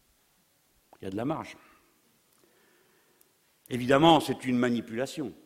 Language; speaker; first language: French; native; French